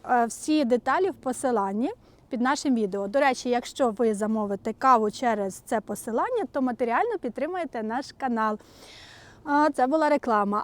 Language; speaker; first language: Ukrainian; native; Ukrainian